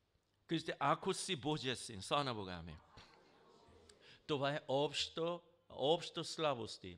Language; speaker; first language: Bulgarian; non-native, learner; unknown